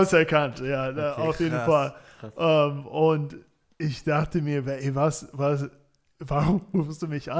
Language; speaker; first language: German; non-native, fluent; English